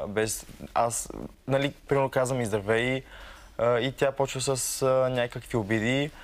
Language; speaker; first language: Bulgarian; early bilingual, other home language; Arabic